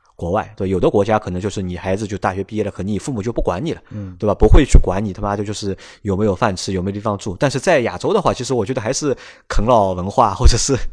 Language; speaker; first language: Chinese; non-native, local second language; Wu Chinese